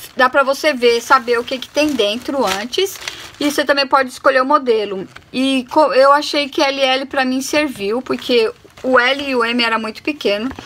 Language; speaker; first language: Portuguese; native; Portuguese